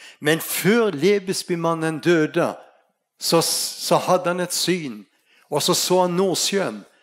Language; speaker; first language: Norwegian; native; Norwegian